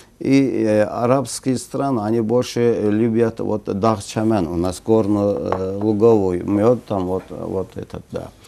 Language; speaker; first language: Russian; non-native, local second language; Azerbaijani